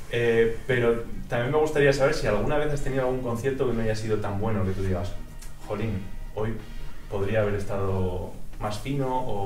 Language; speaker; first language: Spanish; native; Spanish